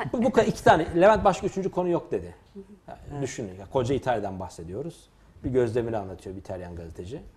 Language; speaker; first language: Turkish; native; Turkish